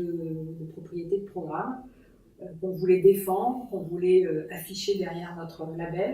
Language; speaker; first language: French; native; French